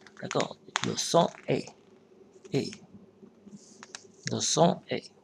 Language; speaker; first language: French; non-native, local second language; Arabic